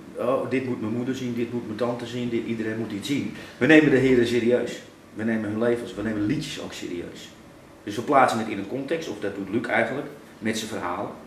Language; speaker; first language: Dutch; native; Dutch